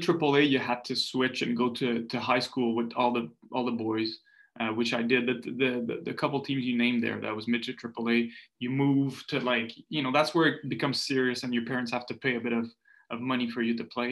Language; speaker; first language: English; non-native, fluent; French